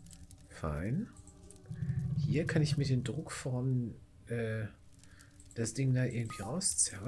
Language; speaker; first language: German; native; German